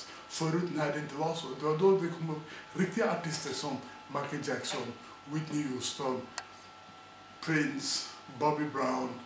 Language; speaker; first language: Swedish; non-native, fluent; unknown